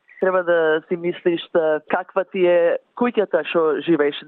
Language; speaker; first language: Macedonian; early bilingual, heritage; English